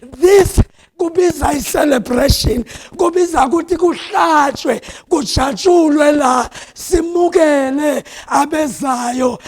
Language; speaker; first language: Zulu; non-native, local second language; South Ndebele